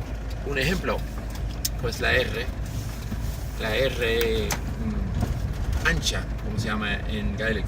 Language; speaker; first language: Spanish; non-native, fluent; English